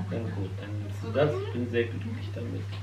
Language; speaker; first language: German; native; German